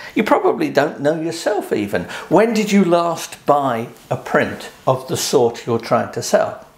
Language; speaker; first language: English; native; English